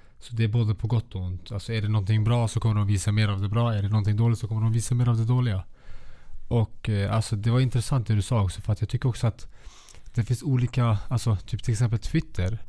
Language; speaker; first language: Swedish; early bilingual, other home language; Kurdish